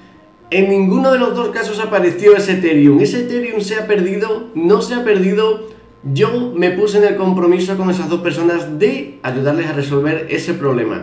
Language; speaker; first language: Spanish; native; Spanish